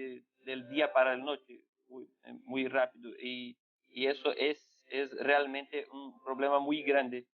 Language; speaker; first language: Spanish; non-native, fluent; Portuguese